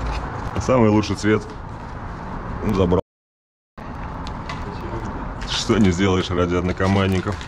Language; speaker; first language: Russian; native; Russian